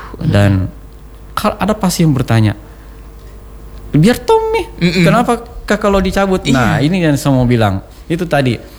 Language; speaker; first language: Indonesian; native; Indonesian